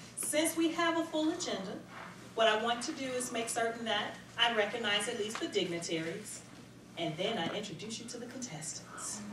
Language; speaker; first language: English; native; English